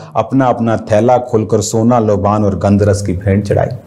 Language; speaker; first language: Hindi; native; Hindi